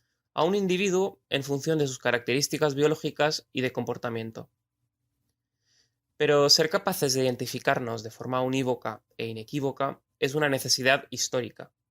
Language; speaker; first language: Spanish; native; Spanish